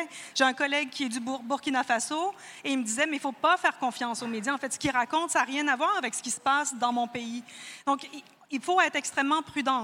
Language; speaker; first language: French; native; French